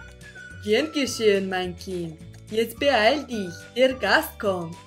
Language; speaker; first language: German; non-native, fluent; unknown